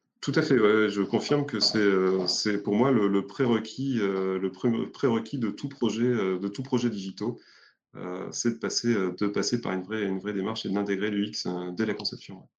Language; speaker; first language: French; native; French